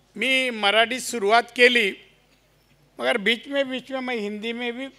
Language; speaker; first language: Hindi; non-native, local second language; Marathi